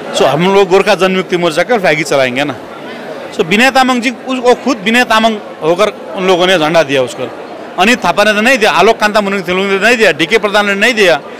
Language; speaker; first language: Hindi; non-native, local second language; Nepali